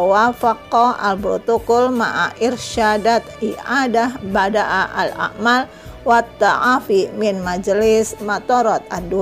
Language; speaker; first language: Arabic; non-native, fluent; Indonesian